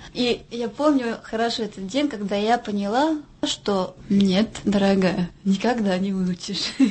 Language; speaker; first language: Russian; non-native, fluent; French